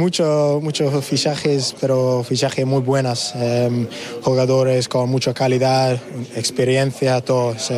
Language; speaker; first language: Spanish; non-native, learner; English